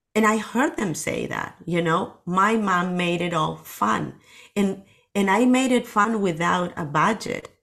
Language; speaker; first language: English; non-native, fluent; Spanish